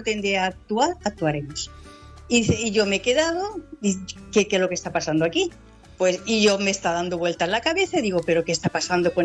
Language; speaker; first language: Spanish; native; Spanish